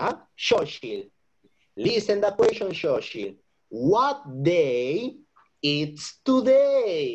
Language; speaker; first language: English; non-native, fluent; Spanish